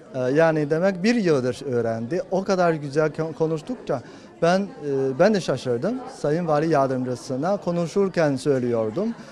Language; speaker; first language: Turkish; non-native, fluent; Chinese